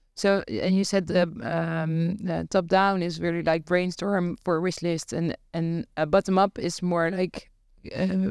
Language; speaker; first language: English; non-native, fluent; Dutch